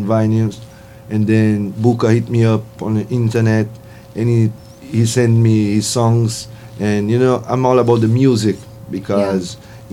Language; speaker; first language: English; non-native, fluent; Portuguese